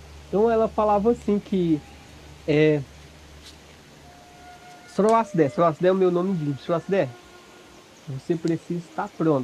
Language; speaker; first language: Portuguese; non-native, local second language; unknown